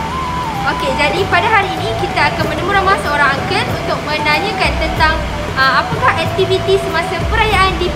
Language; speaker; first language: Malay; native; Malay